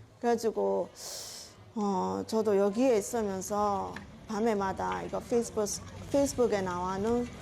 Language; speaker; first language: Korean; non-native, learner; Burmese